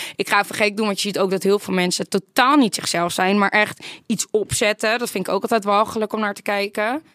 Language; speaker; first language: Dutch; native; Dutch